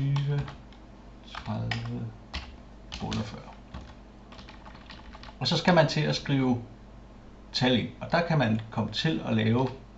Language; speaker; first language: Danish; native; Danish